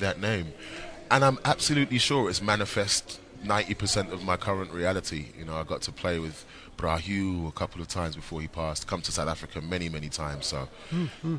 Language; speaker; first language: English; native; English